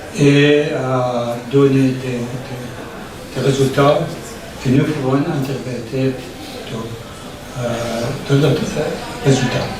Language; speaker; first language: French; non-native, learner; Persian